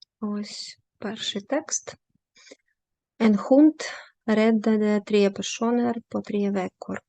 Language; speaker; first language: Swedish; non-native, learner; Ukrainian